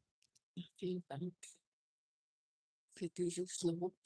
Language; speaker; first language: German; non-native, fluent; Czech